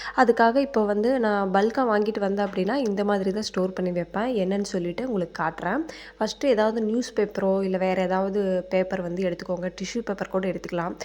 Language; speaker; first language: Tamil; native; Tamil